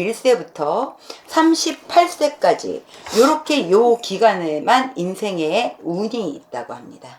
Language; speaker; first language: Korean; native; Korean